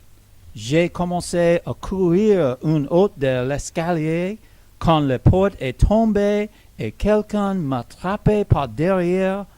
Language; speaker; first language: French; non-native, learner; English